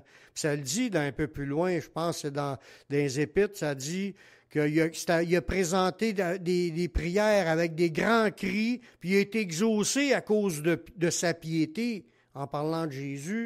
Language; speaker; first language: French; native; French